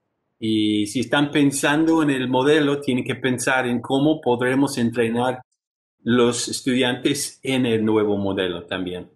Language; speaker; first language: Spanish; non-native, fluent; English